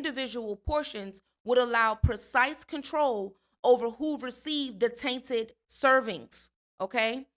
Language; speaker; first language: English; native; English